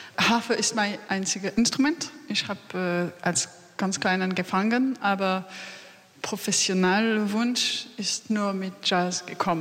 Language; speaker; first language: German; non-native, learner; French